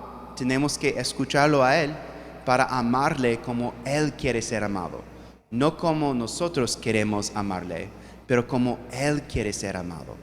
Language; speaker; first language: Spanish; non-native, fluent; English